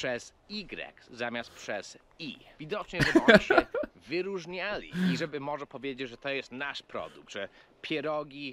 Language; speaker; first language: Polish; non-native, fluent; English